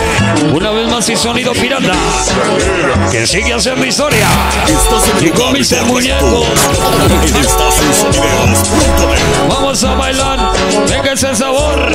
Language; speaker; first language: Spanish; native; Spanish